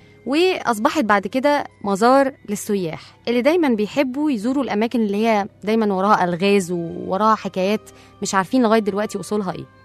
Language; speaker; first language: Arabic; native; Arabic